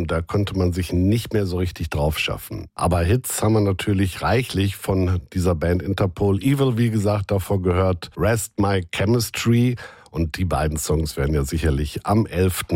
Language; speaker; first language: German; native; German